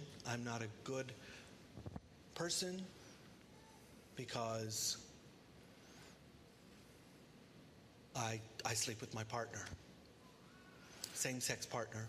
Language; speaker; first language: English; native; English